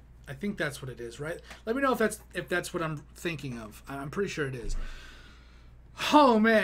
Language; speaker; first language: English; native; English